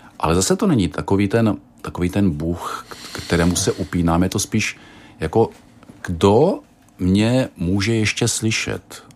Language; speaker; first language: Czech; native; Czech